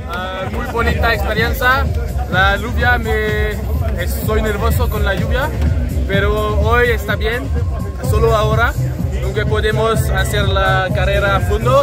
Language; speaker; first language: Spanish; non-native, learner; French